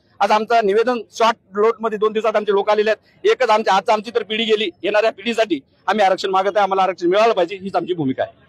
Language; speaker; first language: Marathi; non-native, local second language; Lambadi